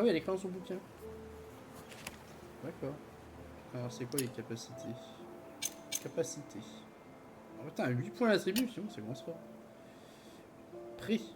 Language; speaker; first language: French; native; French